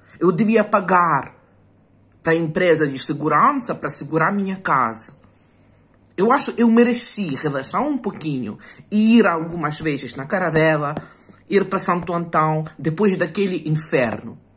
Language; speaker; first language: Portuguese; non-native, fluent; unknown